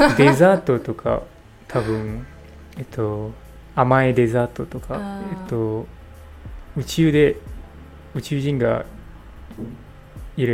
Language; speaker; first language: Japanese; non-native, learner; English